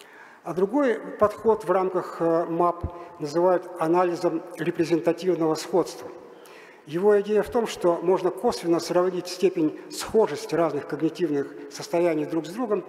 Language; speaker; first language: Russian; native; Russian